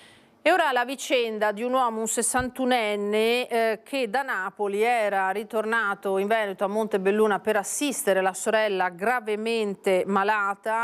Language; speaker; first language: Italian; native; Italian